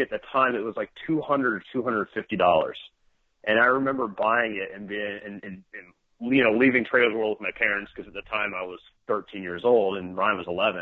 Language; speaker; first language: English; native; English